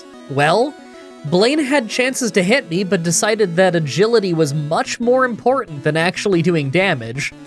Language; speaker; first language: English; native; English